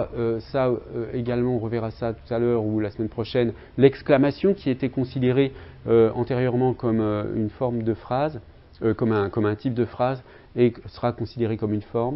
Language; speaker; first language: French; native; French